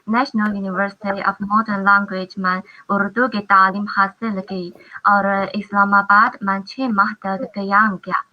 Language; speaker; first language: Hindi; non-native, fluent; Chinese